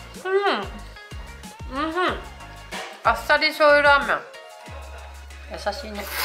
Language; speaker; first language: Japanese; native; Japanese